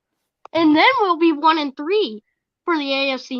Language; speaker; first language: English; native; English